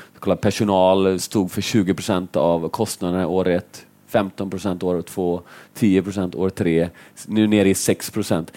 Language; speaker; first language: Swedish; early bilingual, other home language; Finnish